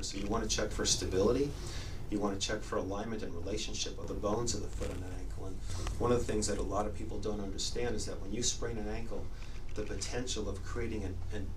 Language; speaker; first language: English; native; English